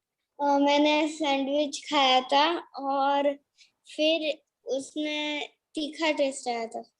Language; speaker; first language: Hindi; non-native, local second language; Gujarati